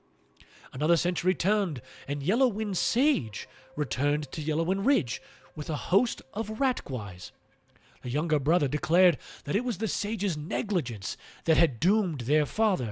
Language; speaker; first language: English; native; English